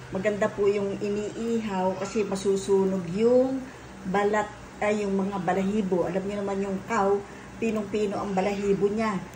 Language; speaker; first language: Filipino; native; Filipino